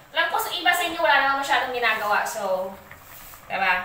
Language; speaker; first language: Filipino; non-native, local second language; Hiligaynon